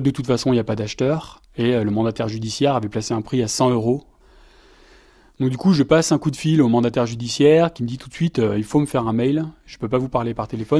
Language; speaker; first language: French; native; French